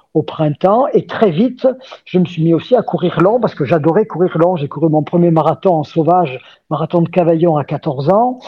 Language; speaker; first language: French; native; French